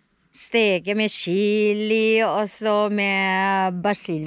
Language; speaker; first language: Norwegian; non-native, learner; Thai